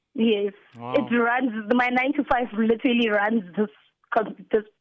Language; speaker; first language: English; non-native, local second language; Southern Sotho